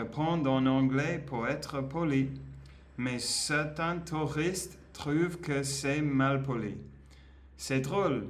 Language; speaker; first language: French; non-native, learner; Spanish